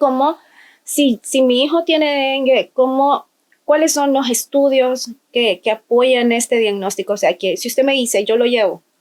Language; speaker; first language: Spanish; native; Spanish